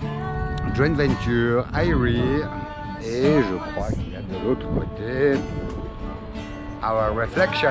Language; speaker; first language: French; native; French